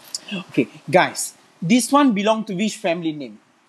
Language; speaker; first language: English; non-native, local second language; Malay